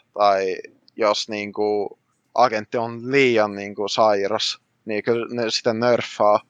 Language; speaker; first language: Finnish; early bilingual, other home language; Russian